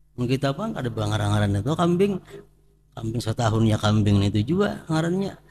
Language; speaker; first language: Indonesian; non-native, local second language; Banjar